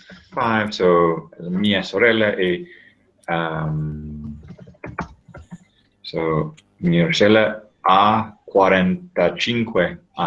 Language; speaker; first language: Italian; non-native, learner; English